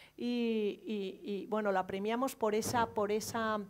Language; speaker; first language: Spanish; native; Spanish